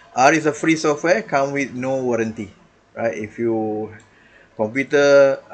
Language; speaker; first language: English; non-native, local second language; Malay